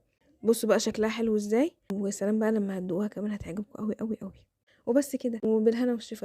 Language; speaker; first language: Arabic; native; Arabic